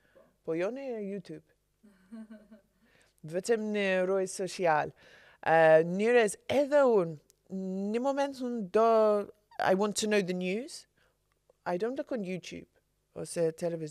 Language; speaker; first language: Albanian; non-native, learner; English